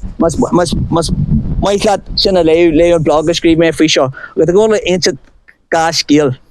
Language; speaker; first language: Irish; non-native, local second language; English